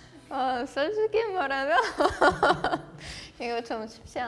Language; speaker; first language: Korean; non-native, learner; Russian